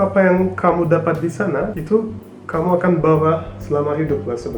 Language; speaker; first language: Indonesian; non-native, fluent; Turkish